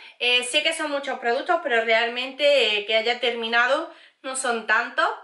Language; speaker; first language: Spanish; native; Spanish